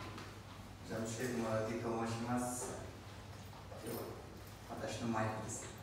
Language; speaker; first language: Japanese; non-native, learner; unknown